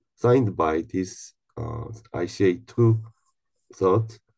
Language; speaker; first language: English; non-native, learner; Korean